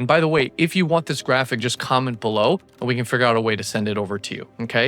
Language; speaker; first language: English; native; English